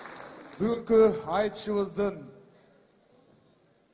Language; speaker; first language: Kyrgyz; native; Kyrgyz